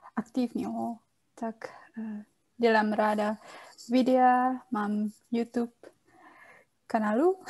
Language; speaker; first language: Czech; non-native, learner; Indonesian